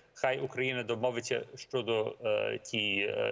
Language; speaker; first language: Ukrainian; early bilingual, heritage; Ukrainian